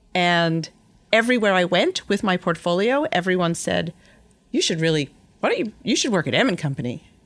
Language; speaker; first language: English; native; English